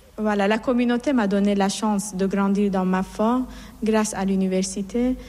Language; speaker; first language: French; non-native, fluent; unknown